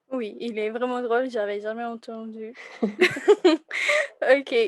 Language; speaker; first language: French; non-native, fluent; Spanish